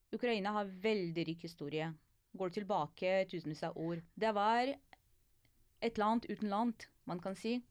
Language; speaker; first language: Norwegian; non-native, fluent; Ukrainian